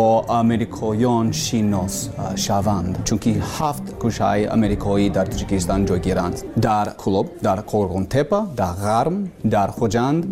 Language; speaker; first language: Persian; non-native, learner; English